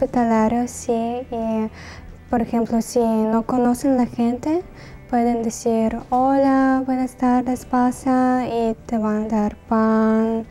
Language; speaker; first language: Spanish; non-native, learner; Russian